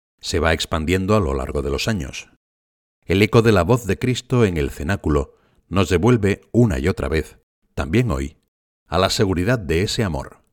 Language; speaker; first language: Spanish; native; Spanish